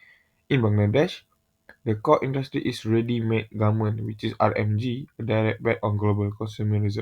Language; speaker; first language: English; non-native, local second language; Malay